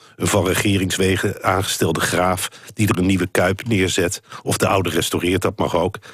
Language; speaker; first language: Dutch; native; Dutch